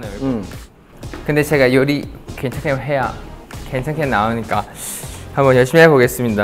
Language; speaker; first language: Korean; non-native, fluent; Thai